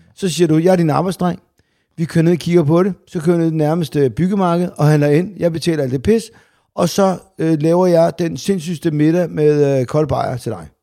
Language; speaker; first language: Danish; native; Danish